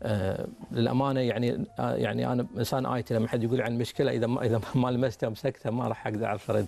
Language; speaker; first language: Arabic; native; Arabic